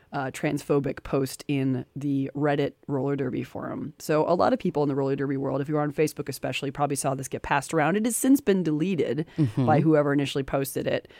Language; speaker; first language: English; native; English